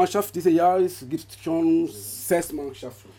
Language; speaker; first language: German; non-native, learner; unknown